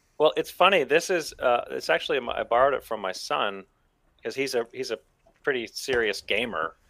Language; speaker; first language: English; native; English